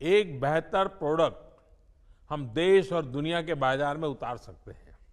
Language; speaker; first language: Hindi; non-native, local second language; Gujarati